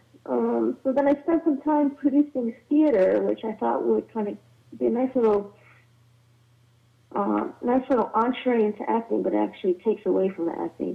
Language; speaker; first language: English; native; English